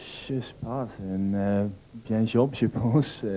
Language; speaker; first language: French; non-native, learner; Swedish